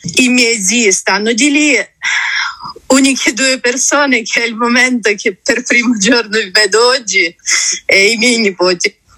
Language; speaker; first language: Italian; non-native, fluent; Ukrainian